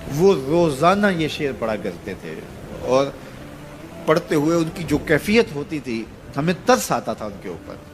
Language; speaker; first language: Urdu; non-native, local second language; Punjabi